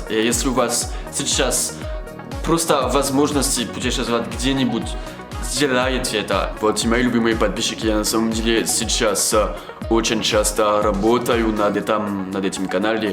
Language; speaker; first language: Russian; non-native, learner; French